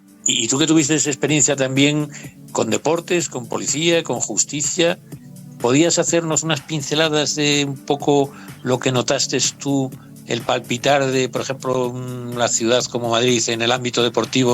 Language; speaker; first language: Spanish; native; Spanish